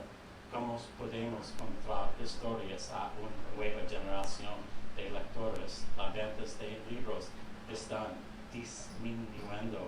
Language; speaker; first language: Spanish; non-native, fluent; English